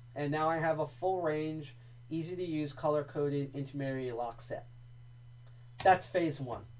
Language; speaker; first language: English; native; English